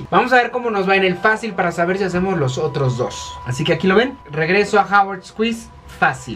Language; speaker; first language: Spanish; native; Spanish